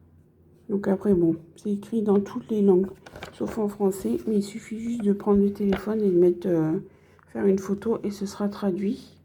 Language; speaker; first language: French; native; French